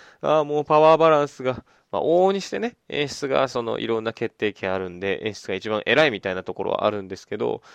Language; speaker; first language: Japanese; native; Japanese